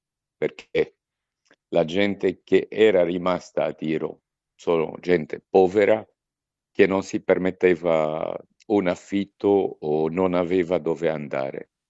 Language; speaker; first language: Italian; non-native, fluent; Arabic